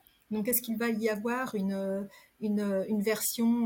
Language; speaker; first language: French; native; French